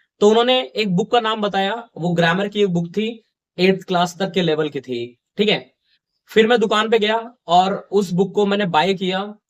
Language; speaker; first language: Hindi; native; Hindi